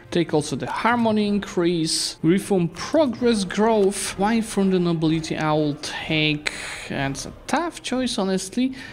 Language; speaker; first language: English; non-native, fluent; Polish